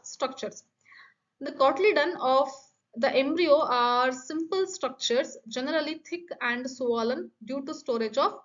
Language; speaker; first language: English; non-native, local second language; Kannada